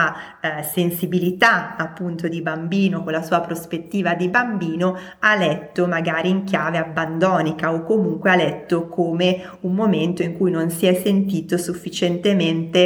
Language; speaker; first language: Italian; native; Italian